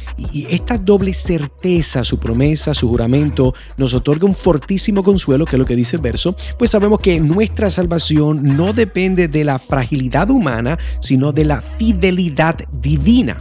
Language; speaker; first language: Spanish; native; Spanish